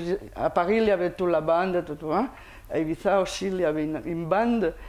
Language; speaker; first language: French; non-native, fluent; Spanish